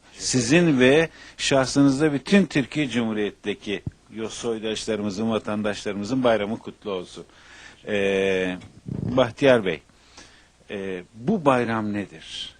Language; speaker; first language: Turkish; native; Turkish